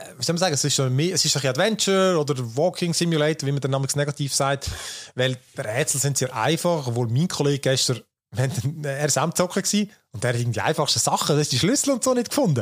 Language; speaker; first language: German; native; German